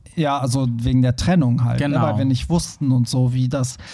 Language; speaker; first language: German; early bilingual, other home language; Persian